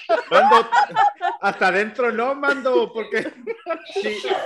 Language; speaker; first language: Spanish; early bilingual, heritage; Spanish